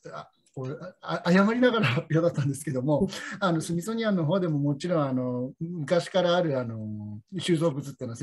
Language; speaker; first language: Japanese; native; Japanese